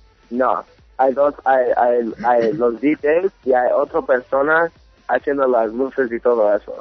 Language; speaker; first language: Spanish; early bilingual, heritage; English